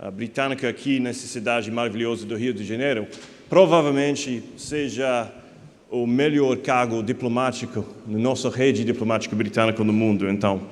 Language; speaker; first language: Portuguese; non-native, fluent; English